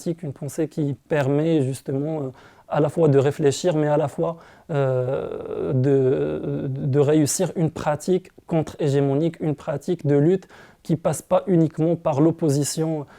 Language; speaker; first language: French; non-native, local second language; Arabic